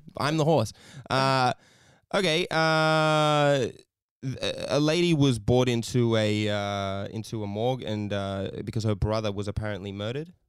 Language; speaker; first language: English; native; English